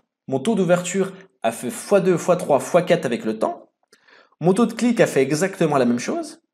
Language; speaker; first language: French; native; French